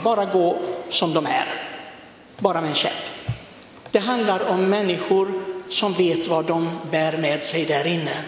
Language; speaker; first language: Swedish; non-native, fluent; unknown